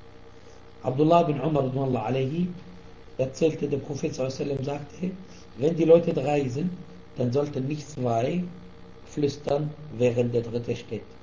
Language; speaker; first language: German; non-native, fluent; Arabic